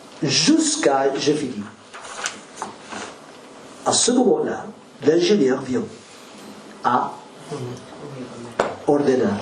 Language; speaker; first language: French; non-native, learner; Spanish